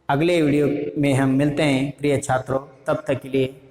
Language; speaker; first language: Hindi; non-native, local second language; Kannada